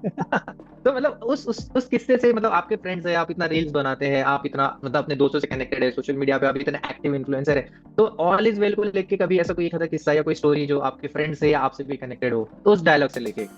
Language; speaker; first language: Hindi; native; Hindi